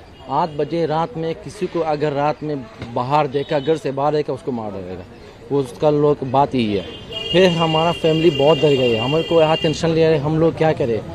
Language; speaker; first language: Hindi; non-native, learner; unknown